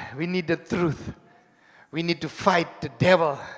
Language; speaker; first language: English; non-native, local second language; Afrikaans